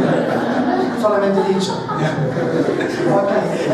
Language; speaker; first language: Spanish; non-native, fluent; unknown